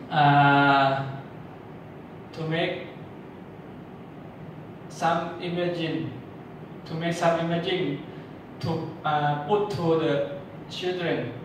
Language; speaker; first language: English; non-native, learner; Thai